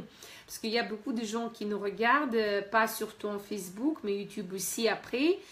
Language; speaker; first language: French; non-native, fluent; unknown